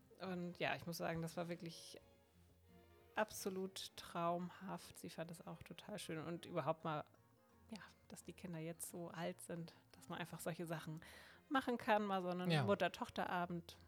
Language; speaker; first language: German; native; German